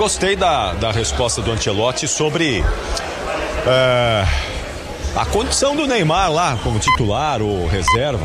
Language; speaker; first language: Portuguese; native; Portuguese